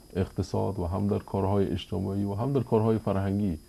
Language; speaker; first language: Persian; native; Persian